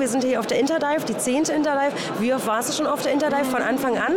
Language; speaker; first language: German; native; German